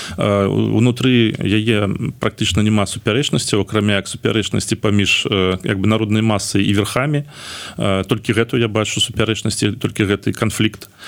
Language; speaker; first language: Belarusian; non-native, local second language; Russian